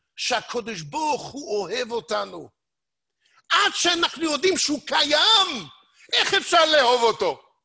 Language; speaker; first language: Hebrew; non-native, fluent; English